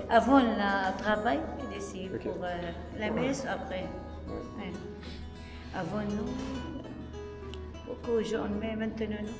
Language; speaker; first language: French; non-native, learner; Arabic